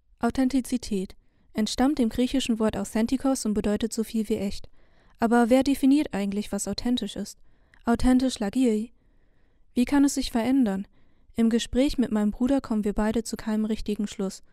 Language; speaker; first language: German; early bilingual, other home language; Vietnamese